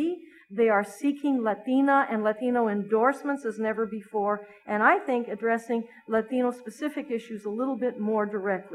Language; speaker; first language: English; native; English